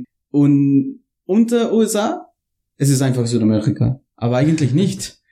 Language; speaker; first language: German; non-native, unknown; Spanish